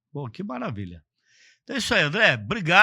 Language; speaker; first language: Portuguese; native; Portuguese